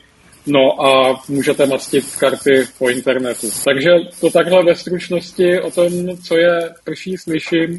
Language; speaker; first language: Czech; native; Czech